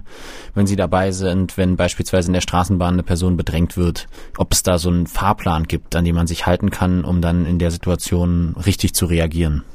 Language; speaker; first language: German; native; German